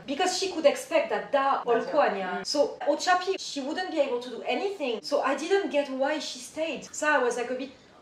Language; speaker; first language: English; non-native, fluent; French